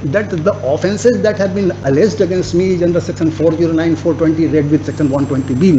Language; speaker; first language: English; non-native, local second language; Hindi